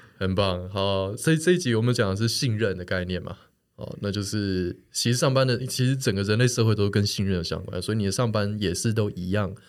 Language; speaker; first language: Chinese; native; Chinese